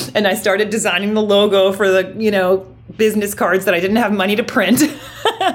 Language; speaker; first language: English; native; English